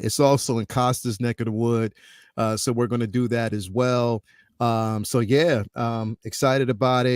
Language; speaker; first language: English; native; English